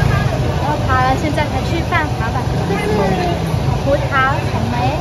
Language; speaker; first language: Chinese; non-native, learner; Vietnamese